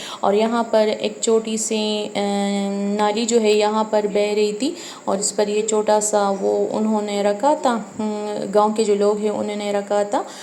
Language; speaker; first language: Urdu; non-native, local second language; Pashto